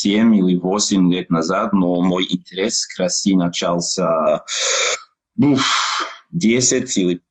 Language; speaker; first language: Russian; non-native, learner; English